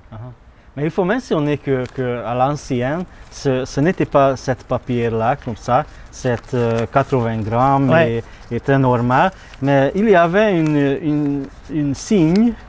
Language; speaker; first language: French; non-native, learner; Hungarian